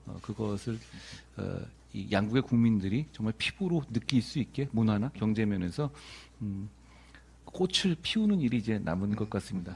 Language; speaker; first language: Korean; native; Korean